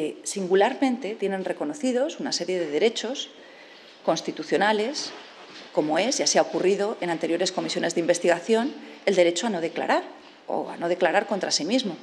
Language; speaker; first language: Spanish; native; Spanish